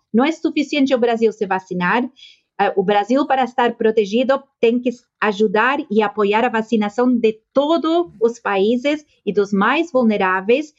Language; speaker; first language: Portuguese; non-native, fluent; Spanish